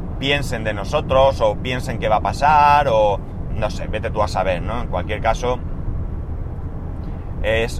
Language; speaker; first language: Spanish; native; Spanish